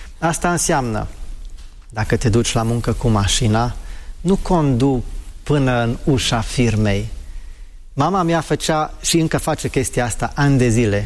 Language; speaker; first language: Romanian; early bilingual, heritage; Romanian